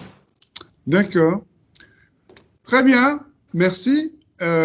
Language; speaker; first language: French; non-native, fluent; Dutch